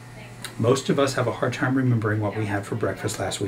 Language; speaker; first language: English; native; English